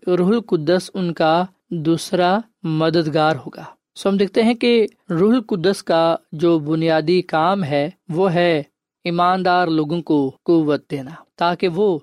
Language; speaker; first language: Urdu; non-native, local second language; Punjabi